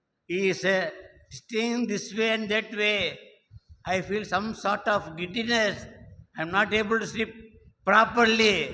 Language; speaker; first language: English; non-native, local second language; Tamil